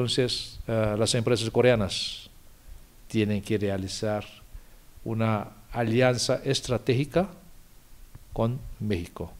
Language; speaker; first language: Spanish; non-native, fluent; Korean